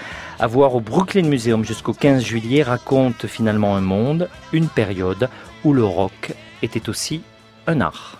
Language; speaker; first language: French; native; French